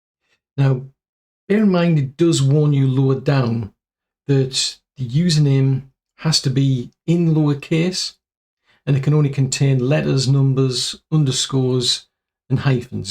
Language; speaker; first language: English; native; English